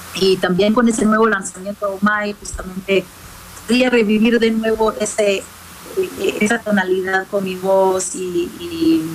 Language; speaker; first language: Spanish; non-native, fluent; Hebrew